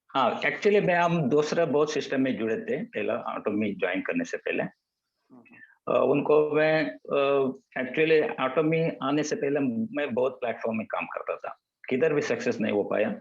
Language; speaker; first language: Hindi; non-native, local second language; Kannada